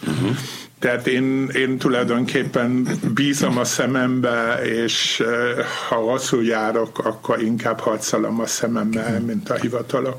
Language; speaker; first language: Hungarian; non-native, fluent; Dutch